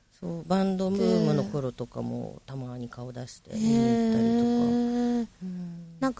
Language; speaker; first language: Japanese; native; Japanese